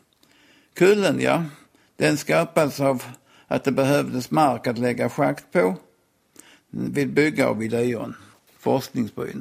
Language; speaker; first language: Swedish; native; Swedish